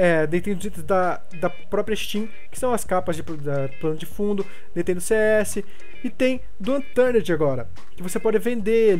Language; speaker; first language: Portuguese; native; Portuguese